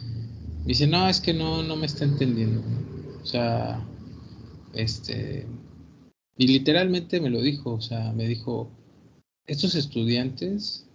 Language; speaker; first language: Spanish; native; Spanish